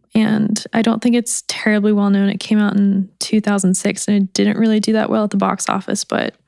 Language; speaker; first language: English; native; English